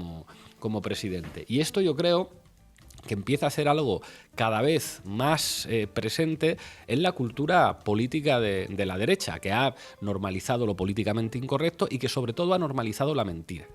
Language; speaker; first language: Spanish; native; Spanish